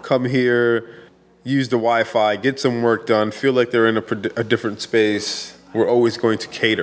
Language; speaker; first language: English; native; English